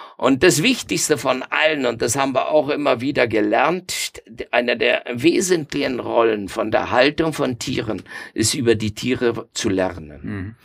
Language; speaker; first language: German; non-native, fluent; Spanish